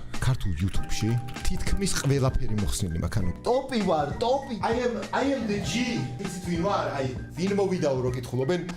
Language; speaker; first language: Georgian; non-native, local second language; Mingrelian